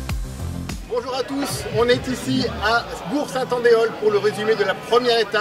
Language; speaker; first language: French; native; French